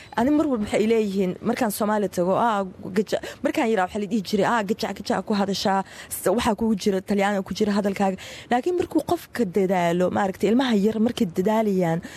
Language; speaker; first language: Somali; early bilingual, heritage; Somali